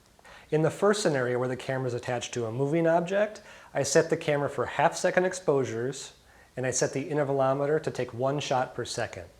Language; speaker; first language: English; native; English